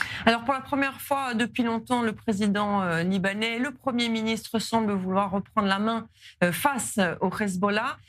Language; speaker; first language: French; native; French